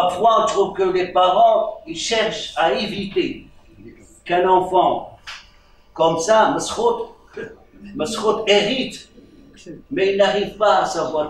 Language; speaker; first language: French; non-native, local second language; Arabic